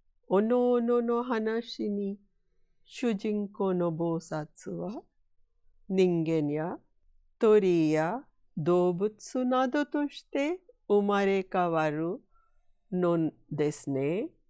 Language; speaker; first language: Japanese; non-native, fluent; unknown